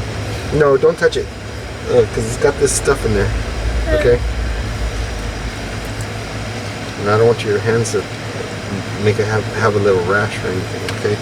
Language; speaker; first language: English; native; English